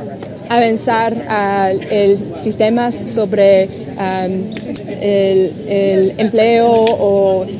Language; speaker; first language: Spanish; non-native, learner; English